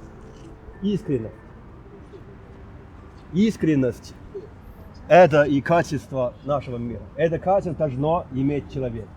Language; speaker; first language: Russian; non-native, fluent; Chinese